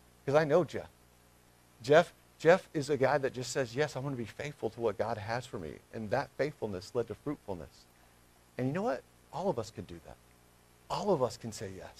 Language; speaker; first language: English; native; English